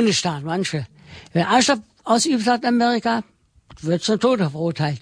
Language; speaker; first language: German; non-native, learner; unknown